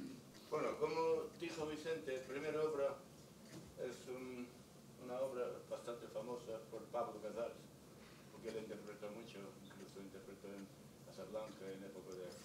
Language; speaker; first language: Spanish; non-native, learner; Russian